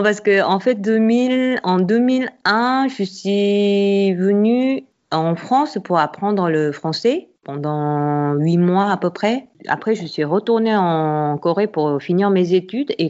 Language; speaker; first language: French; non-native, fluent; Korean